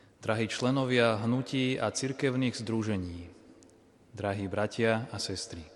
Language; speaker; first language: Slovak; non-native, learner; Italian